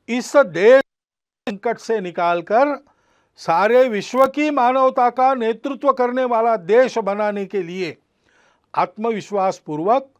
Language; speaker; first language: Hindi; non-native, local second language; Marathi